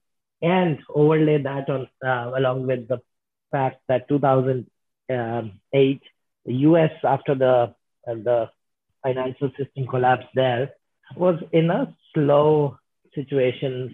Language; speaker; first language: English; non-native, local second language; Hindi